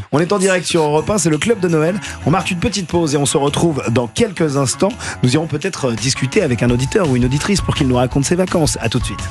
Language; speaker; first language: French; native; French